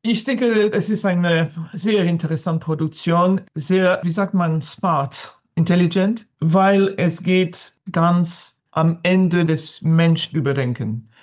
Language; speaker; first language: German; non-native, fluent; French